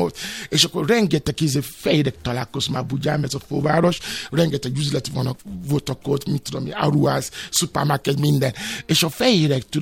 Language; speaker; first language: Hungarian; non-native, fluent; Yoruba